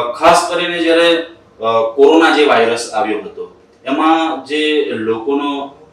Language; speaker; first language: Gujarati; native; Gujarati